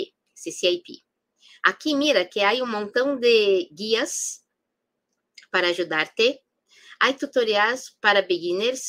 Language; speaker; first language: Spanish; non-native, fluent; Portuguese